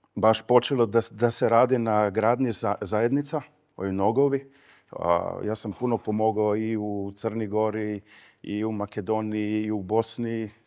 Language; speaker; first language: Serbian; non-native, fluent; Slovenian